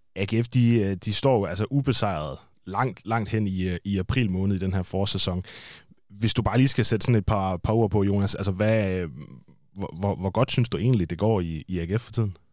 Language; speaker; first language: Danish; native; Danish